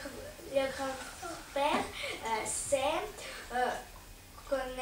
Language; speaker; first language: French; non-native, learner; Russian